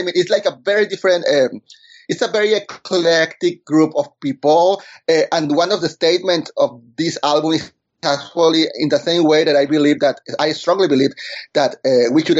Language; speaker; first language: English; non-native, fluent; Spanish